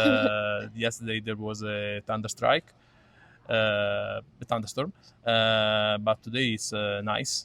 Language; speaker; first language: English; non-native, learner; Italian